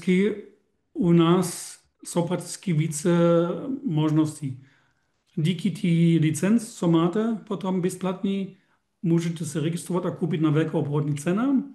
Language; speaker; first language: Czech; non-native, learner; German